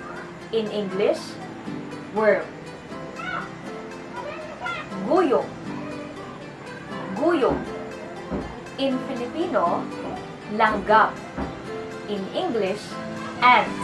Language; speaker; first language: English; non-native, local second language; Aklanon